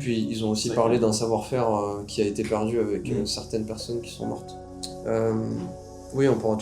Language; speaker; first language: French; native; French